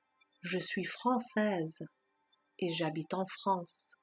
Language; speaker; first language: French; non-native, fluent; Persian